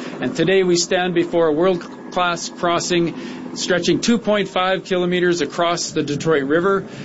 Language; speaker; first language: English; native; English